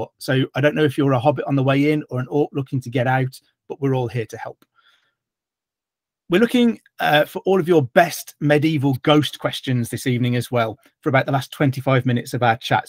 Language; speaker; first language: English; native; English